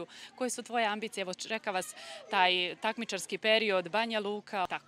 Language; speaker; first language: Serbian; native; Serbian